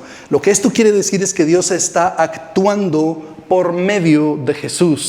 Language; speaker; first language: Spanish; native; Spanish